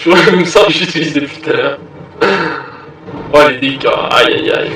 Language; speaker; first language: French; native; French